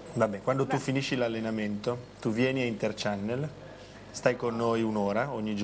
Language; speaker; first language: Italian; native; Italian